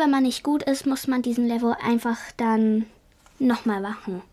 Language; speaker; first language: German; early bilingual, other home language; Chinese